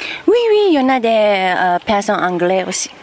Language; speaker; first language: French; non-native, learner; Japanese